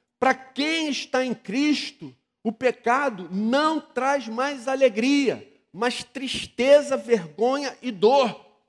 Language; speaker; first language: Portuguese; native; Portuguese